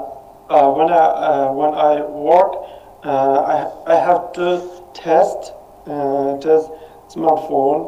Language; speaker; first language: English; non-native, learner; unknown